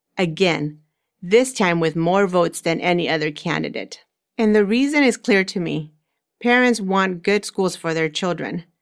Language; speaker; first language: English; early bilingual, other home language; Spanish